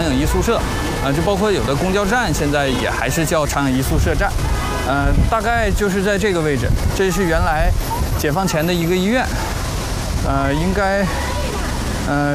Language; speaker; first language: Chinese; native; Chinese